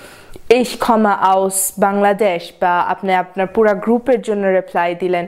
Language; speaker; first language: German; non-native, fluent; Bangla